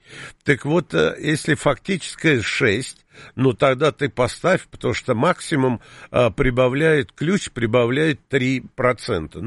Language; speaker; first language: Russian; native; Russian